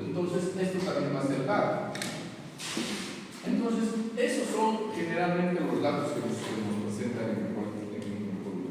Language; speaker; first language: Spanish; native; Spanish